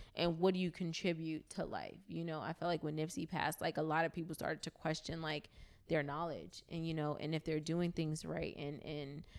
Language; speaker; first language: English; native; English